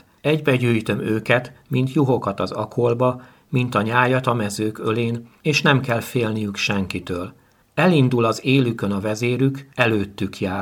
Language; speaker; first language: Hungarian; native; Hungarian